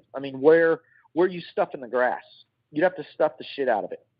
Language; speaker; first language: English; native; English